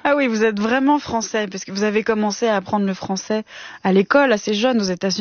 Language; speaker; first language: French; native; French